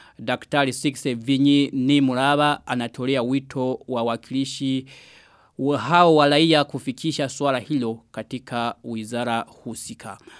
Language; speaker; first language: Swahili; non-native, local second language; Rundi